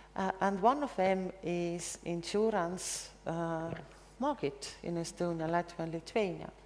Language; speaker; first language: English; non-native, fluent; Estonian